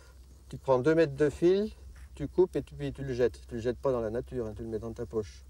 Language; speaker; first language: French; native; French